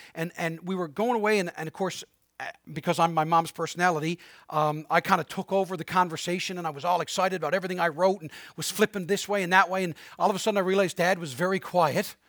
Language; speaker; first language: English; native; English